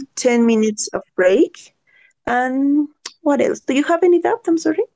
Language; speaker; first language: English; non-native, learner; Spanish